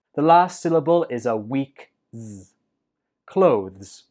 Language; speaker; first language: English; native; English